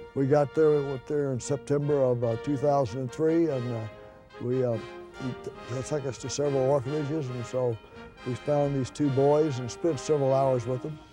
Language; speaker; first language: English; native; English